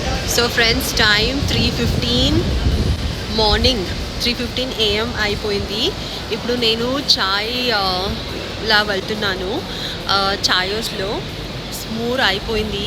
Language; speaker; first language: Telugu; non-native, learner; Kannada